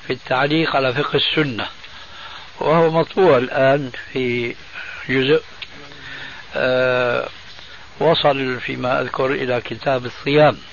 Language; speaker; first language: Arabic; early bilingual, other home language; Albanian